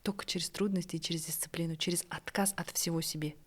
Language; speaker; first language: Russian; non-native, local second language; Kazakh